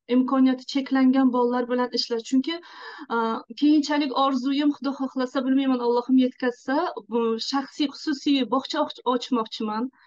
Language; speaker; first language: Uzbek; non-native, local second language; Tajik